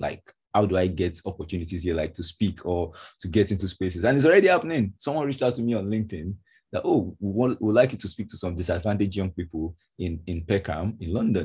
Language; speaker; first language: English; non-native, local second language; Yoruba